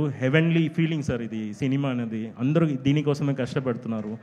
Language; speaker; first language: Telugu; non-native, fluent; Tamil